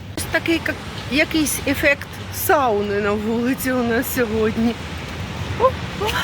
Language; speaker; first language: Ukrainian; non-native, local second language; Russian